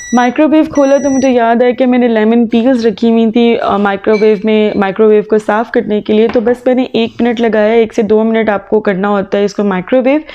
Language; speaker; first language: Urdu; native; Urdu